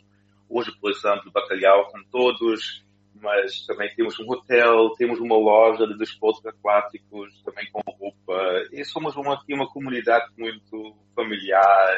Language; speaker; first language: Portuguese; non-native, fluent; German